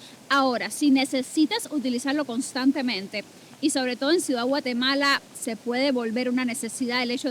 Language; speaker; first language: Spanish; native; Spanish